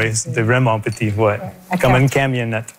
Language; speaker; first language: French; non-native, local second language; English